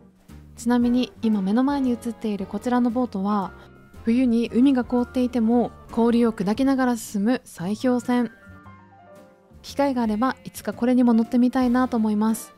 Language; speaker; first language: Japanese; native; Japanese